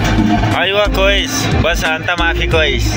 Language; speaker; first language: Arabic; non-native, learner; Nepali